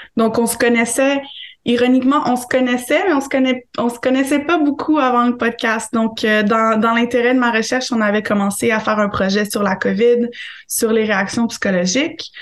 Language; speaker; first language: French; native; French